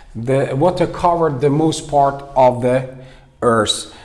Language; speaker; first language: English; non-native, fluent; Azerbaijani